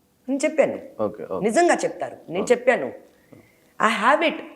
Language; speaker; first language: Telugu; non-native, local second language; Hindi